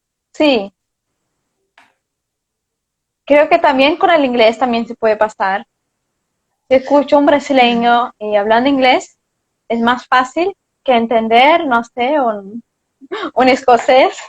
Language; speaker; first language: Spanish; non-native, fluent; Portuguese